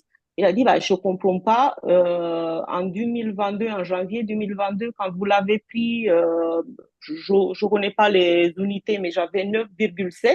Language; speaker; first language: French; non-native, fluent; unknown